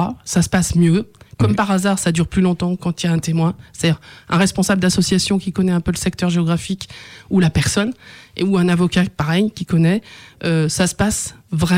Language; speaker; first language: French; native; French